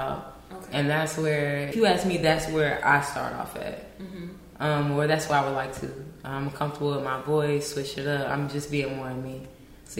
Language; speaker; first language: English; native; English